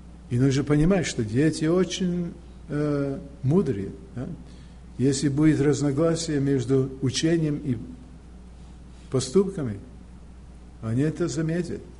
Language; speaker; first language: Russian; non-native, fluent; English